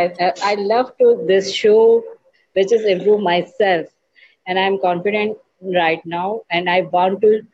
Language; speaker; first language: English; non-native, learner; Urdu